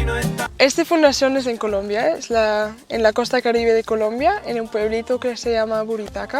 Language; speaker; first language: Spanish; non-native, fluent; German